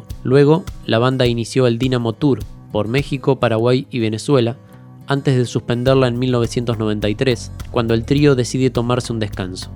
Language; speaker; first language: Spanish; native; Spanish